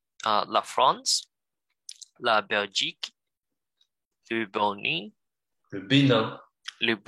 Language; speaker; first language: French; non-native, learner; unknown